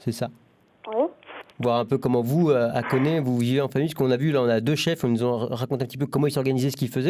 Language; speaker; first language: French; native; French